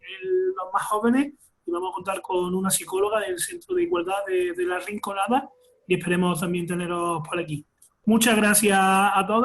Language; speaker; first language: Spanish; native; Spanish